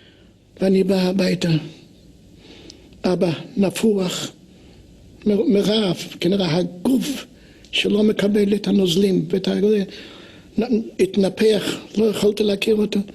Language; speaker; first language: Hebrew; non-native, fluent; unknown